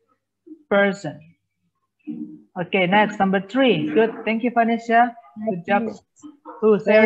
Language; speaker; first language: English; non-native, fluent; Indonesian